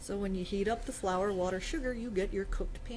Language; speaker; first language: English; native; English